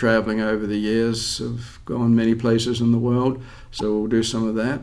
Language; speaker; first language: English; native; English